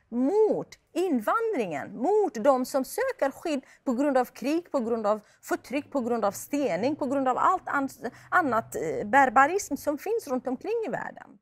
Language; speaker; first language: Swedish; non-native, fluent; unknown